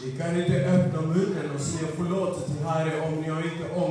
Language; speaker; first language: Swedish; non-native, fluent; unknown